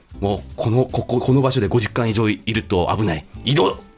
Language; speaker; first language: Japanese; non-native, fluent; Korean